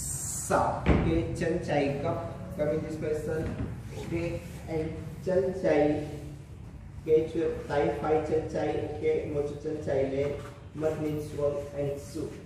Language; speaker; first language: Vietnamese; non-native, learner; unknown